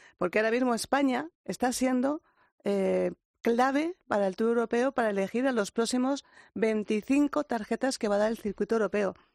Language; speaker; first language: Spanish; native; Spanish